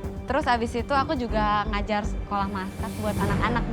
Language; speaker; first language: Indonesian; native; Indonesian